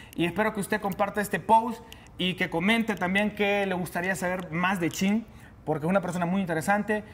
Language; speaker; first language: Spanish; native; Spanish